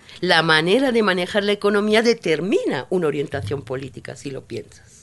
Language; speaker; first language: Spanish; non-native, fluent; Italian